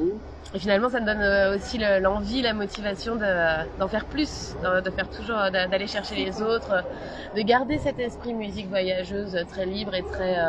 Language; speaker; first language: French; native; French